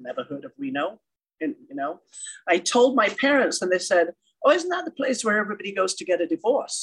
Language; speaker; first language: English; native; English